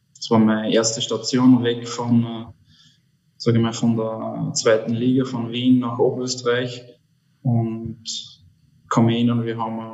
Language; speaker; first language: German; native; German